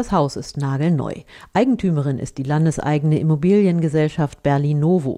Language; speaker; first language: German; native; German